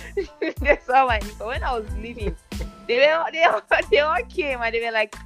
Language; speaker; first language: English; non-native, local second language; Yoruba